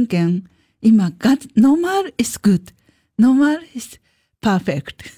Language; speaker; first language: German; non-native, learner; Japanese